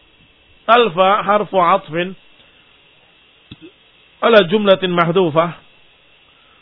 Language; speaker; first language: Arabic; non-native, fluent; Indonesian